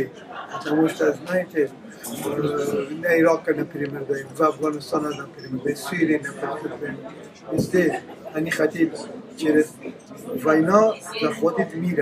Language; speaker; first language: Russian; non-native, learner; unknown